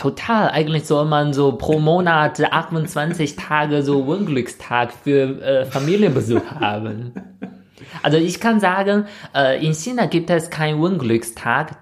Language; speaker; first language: German; non-native, fluent; Chinese